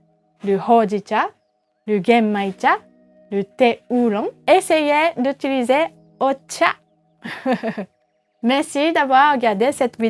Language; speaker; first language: French; non-native, fluent; Japanese